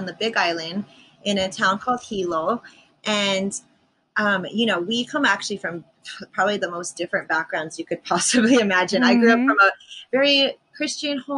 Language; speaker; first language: English; native; English